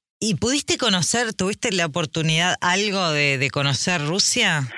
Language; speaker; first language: Spanish; native; Spanish